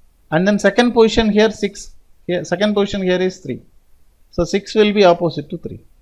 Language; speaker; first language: English; non-native, local second language; Tamil